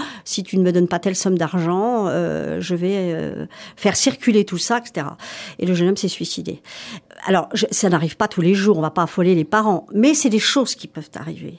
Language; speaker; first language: French; native; French